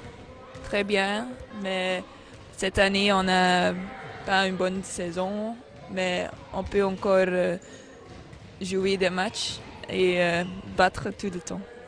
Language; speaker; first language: French; non-native, learner; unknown